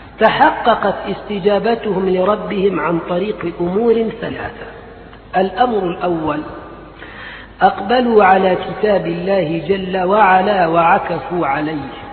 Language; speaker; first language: Arabic; native; Arabic